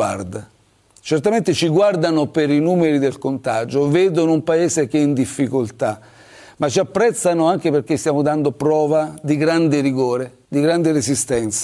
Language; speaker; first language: Italian; native; Italian